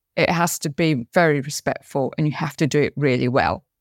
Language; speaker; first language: English; native; English